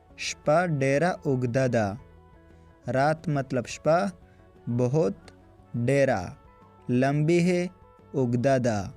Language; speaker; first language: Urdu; non-native, local second language; Pashto